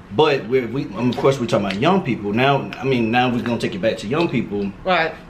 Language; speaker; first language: English; native; English